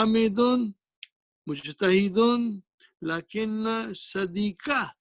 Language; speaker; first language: Arabic; non-native, fluent; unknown